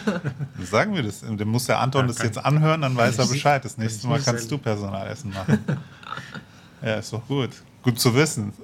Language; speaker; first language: German; native; German